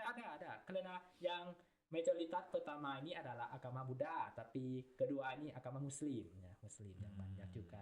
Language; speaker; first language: Indonesian; non-native, learner; Thai